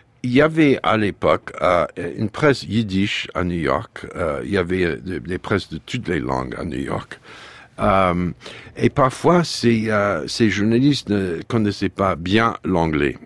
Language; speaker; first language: French; non-native, fluent; English